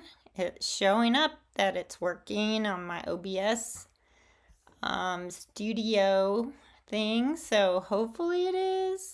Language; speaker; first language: English; native; English